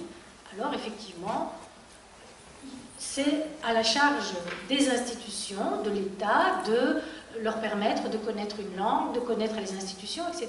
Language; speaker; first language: French; native; French